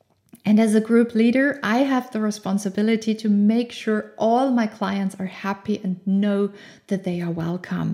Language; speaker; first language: English; non-native, fluent; German